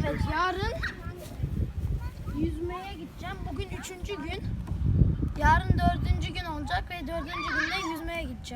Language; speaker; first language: Turkish; early bilingual, heritage; Turkish